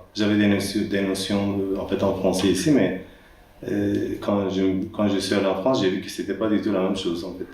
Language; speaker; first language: French; non-native, fluent; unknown